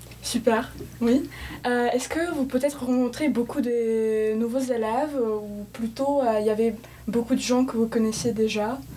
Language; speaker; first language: French; non-native, fluent; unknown